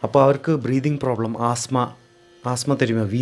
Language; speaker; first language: Tamil; non-native, learner; Malayalam